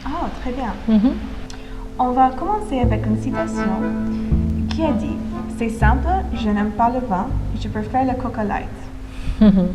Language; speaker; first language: French; non-native, fluent; English